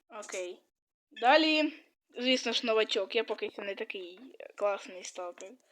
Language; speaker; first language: Ukrainian; non-native, local second language; Russian